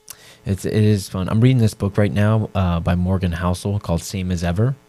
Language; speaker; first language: English; native; English